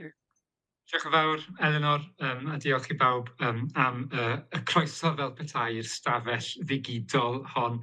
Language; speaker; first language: Welsh; native; Welsh